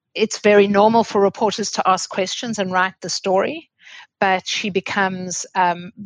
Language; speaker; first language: English; native; English